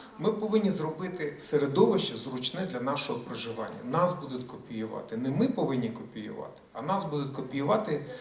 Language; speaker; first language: Ukrainian; early bilingual, other home language; Russian